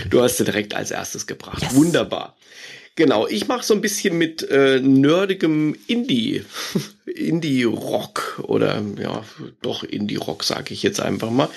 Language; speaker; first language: German; native; German